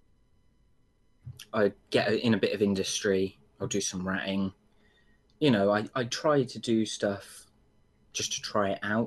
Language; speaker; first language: English; native; English